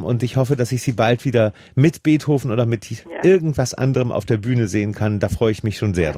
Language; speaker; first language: German; native; German